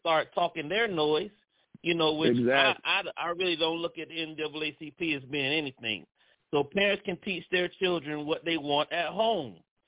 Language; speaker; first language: English; native; English